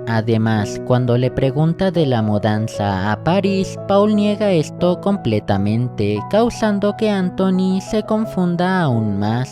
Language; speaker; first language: Spanish; native; Spanish